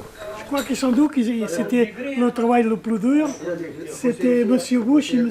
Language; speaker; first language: French; native; French